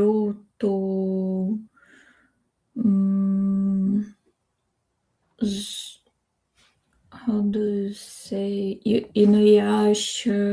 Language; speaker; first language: English; non-native, learner; Spanish